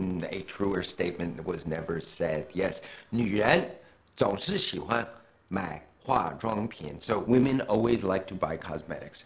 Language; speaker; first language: English; native; English